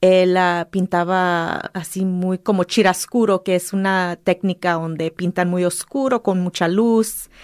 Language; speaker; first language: Spanish; early bilingual, heritage; Spanish